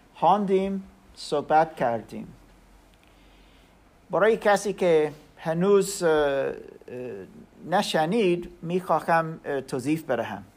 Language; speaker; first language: Persian; non-native, learner; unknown